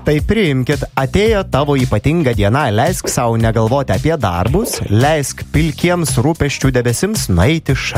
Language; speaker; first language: Lithuanian; native; Lithuanian